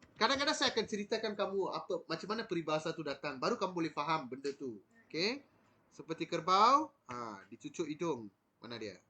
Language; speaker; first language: Malay; non-native, local second language; Tamil